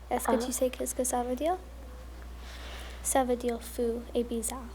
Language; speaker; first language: French; non-native, local second language; English